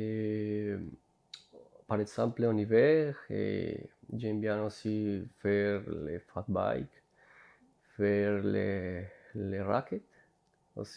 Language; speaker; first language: French; non-native, learner; Spanish